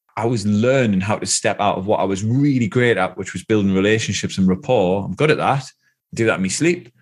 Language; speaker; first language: English; native; English